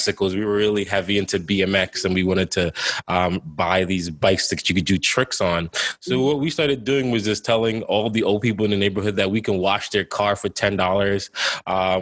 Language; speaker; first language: English; native; English